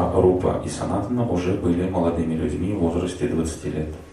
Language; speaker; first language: Russian; native; Russian